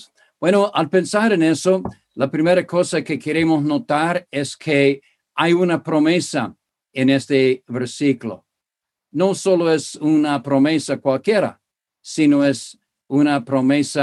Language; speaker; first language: Spanish; non-native, fluent; English